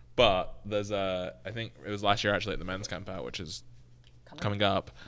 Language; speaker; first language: English; native; English